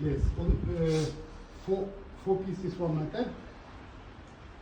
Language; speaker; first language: English; non-native, learner; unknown